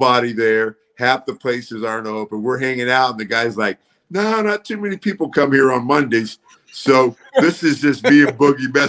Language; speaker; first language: English; native; English